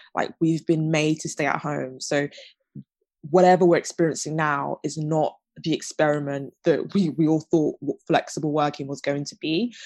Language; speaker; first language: English; native; English